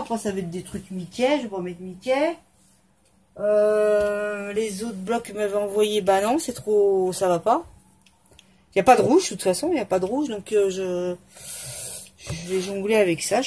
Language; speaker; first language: French; native; French